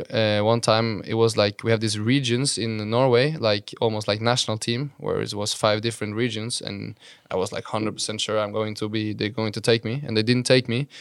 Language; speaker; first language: English; non-native, fluent; Norwegian